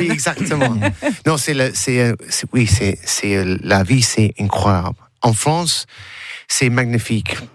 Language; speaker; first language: French; non-native, learner; English